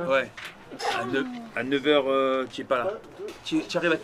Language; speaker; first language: French; native; French